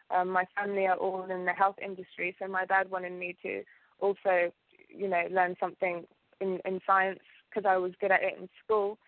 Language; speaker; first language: English; early bilingual, other home language; Ganda